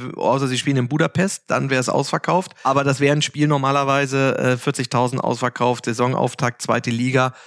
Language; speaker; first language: German; native; German